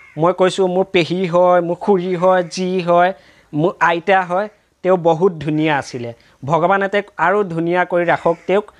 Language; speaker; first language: Assamese; non-native, local second language; Bangla